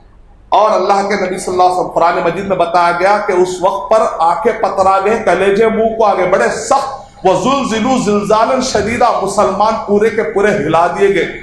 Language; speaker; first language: Urdu; native; Urdu